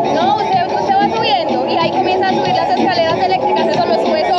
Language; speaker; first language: Spanish; native; Spanish